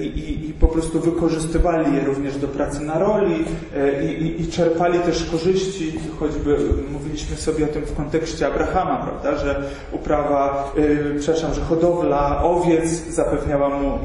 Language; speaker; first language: Polish; native; Polish